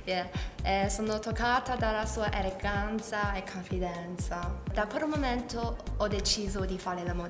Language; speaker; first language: Italian; non-native, learner; Chinese